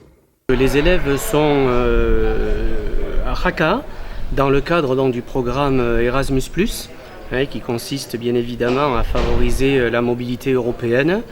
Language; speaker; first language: French; native; French